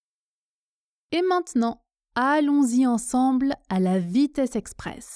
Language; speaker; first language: French; native; French